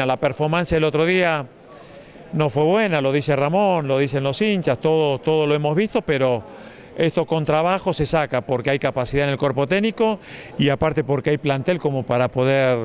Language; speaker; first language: Spanish; native; Spanish